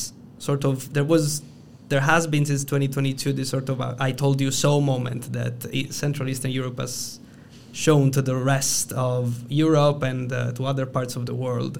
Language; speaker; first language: English; non-native, fluent; Italian